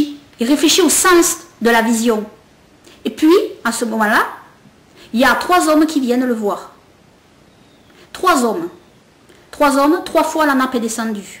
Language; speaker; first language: French; native; French